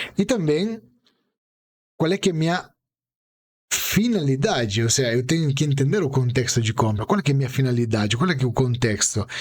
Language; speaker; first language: Portuguese; non-native, fluent; Italian